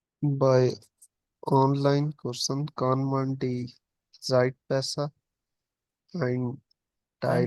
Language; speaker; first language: German; non-native, learner; Hindi